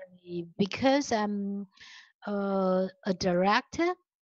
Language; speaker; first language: English; non-native, learner; Chinese